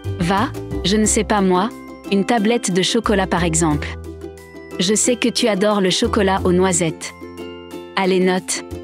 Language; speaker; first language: French; non-native, local second language; Arabic